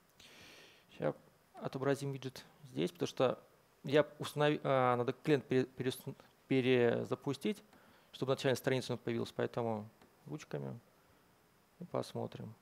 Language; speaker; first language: Russian; native; Russian